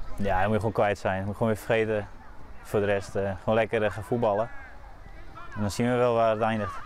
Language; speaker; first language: Dutch; native; Dutch